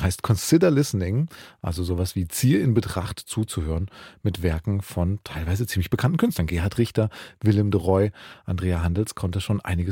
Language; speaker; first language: German; native; German